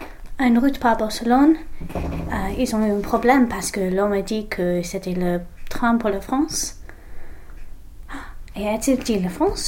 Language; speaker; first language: French; non-native, learner; English